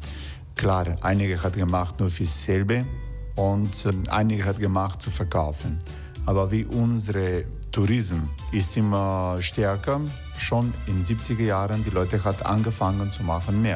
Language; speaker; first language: German; non-native, fluent; Croatian